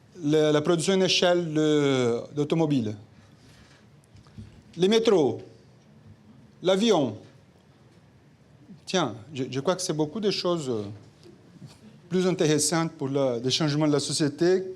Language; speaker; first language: French; non-native, fluent; Portuguese